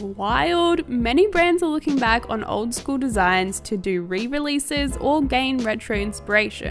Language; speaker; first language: English; native; English